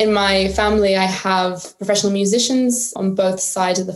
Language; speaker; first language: English; native; English